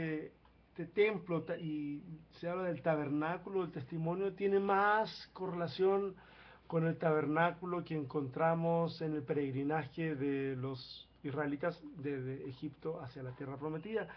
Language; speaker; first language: Spanish; native; Spanish